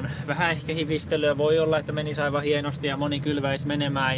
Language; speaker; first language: Finnish; native; Finnish